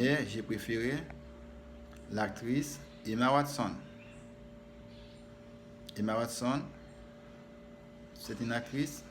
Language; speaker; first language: French; non-native, learner; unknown